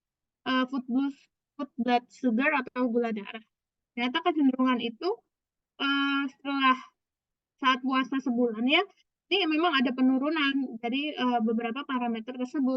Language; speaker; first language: Indonesian; native; Indonesian